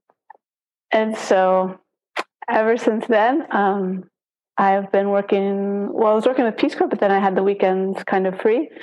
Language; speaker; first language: English; native; English